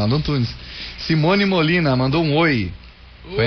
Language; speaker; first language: Portuguese; native; Portuguese